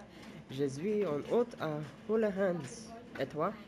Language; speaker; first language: French; non-native, learner; English